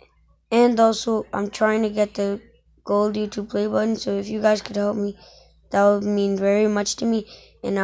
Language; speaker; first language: English; native; English